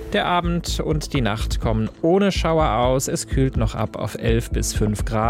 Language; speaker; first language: German; native; German